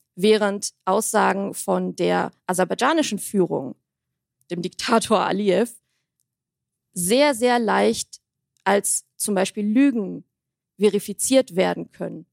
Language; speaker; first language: German; early bilingual, other home language; Armenian